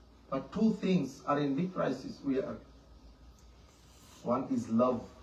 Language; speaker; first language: English; non-native, local second language; Bangla